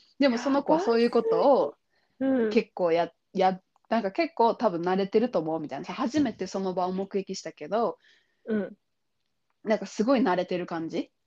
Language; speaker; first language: Japanese; native; Japanese